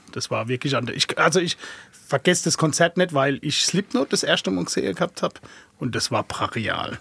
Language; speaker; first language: German; early bilingual, other home language; Arabic